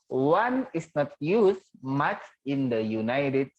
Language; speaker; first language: English; non-native, learner; Indonesian